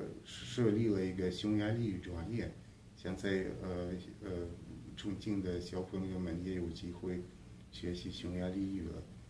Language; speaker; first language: Chinese; non-native, fluent; Hungarian